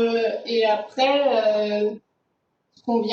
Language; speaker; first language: French; native; French